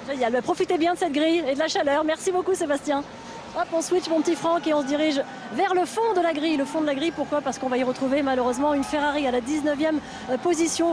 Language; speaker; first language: French; native; French